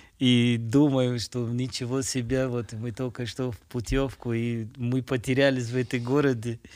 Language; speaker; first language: Russian; non-native, fluent; Portuguese